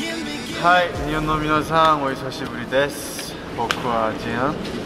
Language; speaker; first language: Japanese; non-native, learner; Korean